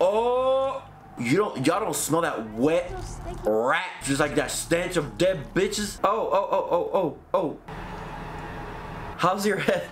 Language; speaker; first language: English; native; English